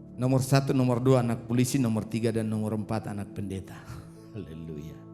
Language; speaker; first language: Indonesian; non-native, local second language; Tetum